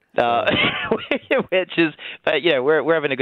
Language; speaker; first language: English; native; English